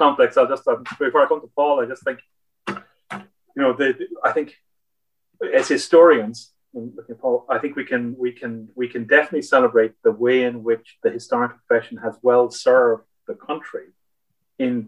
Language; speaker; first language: English; native; English